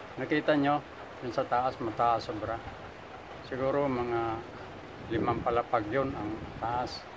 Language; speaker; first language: Filipino; native; Filipino